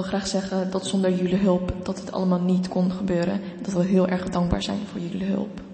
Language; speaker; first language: Dutch; non-native, fluent; Ukrainian